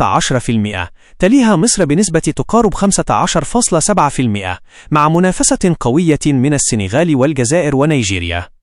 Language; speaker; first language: Arabic; native; Arabic